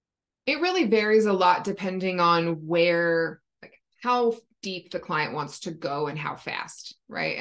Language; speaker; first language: English; native; English